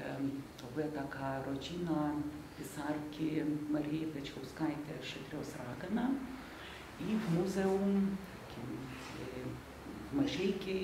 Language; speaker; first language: Polish; non-native, fluent; Lithuanian